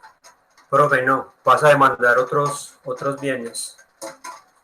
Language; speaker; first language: Spanish; native; Spanish